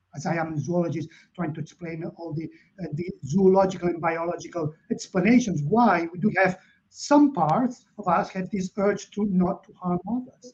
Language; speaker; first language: English; non-native, fluent; Catalan